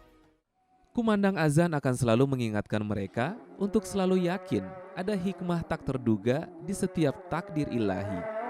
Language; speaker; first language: Indonesian; native; Indonesian